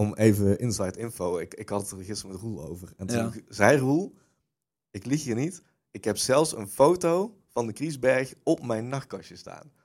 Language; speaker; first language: Dutch; native; Dutch